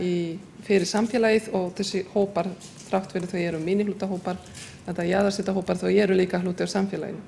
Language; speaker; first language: Icelandic; non-native, fluent; Polish